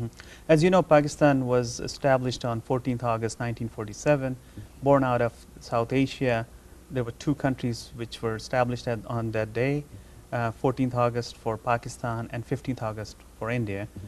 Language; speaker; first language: English; non-native, fluent; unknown